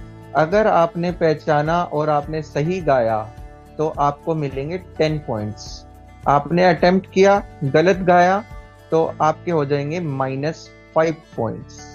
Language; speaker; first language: Hindi; native; Hindi